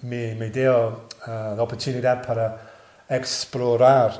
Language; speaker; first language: Spanish; non-native, learner; English